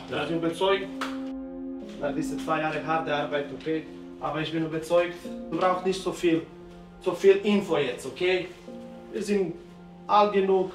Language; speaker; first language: German; non-native, learner; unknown